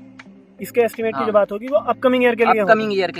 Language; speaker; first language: Hindi; native; Hindi